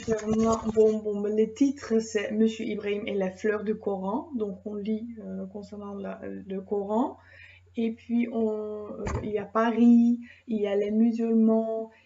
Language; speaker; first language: French; non-native, fluent; Dutch